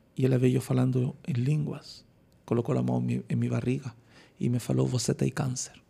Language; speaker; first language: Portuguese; non-native, fluent; Spanish